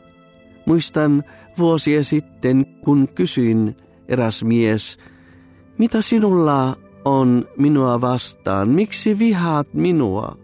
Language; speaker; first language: Finnish; non-native, fluent; Bulgarian